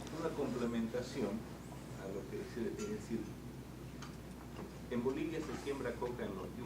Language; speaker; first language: Spanish; native; Spanish